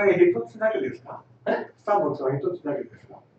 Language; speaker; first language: Japanese; non-native, learner; Tamil